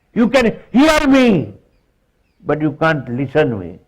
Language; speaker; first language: English; non-native, local second language; Gujarati